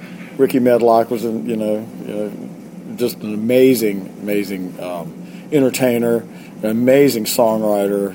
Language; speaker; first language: English; native; English